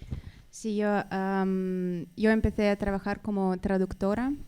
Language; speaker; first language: Spanish; non-native, fluent; Russian